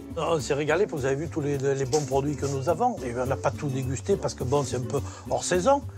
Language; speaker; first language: French; native; French